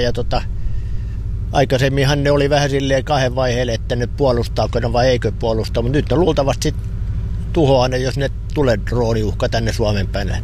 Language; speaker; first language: Finnish; native; Finnish